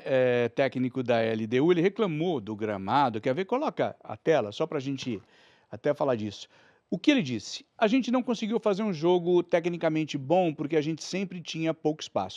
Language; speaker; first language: Portuguese; native; Portuguese